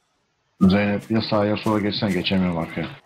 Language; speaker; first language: Turkish; native; Turkish